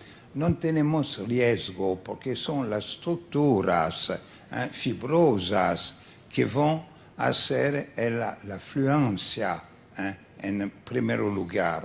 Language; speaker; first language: Spanish; non-native, fluent; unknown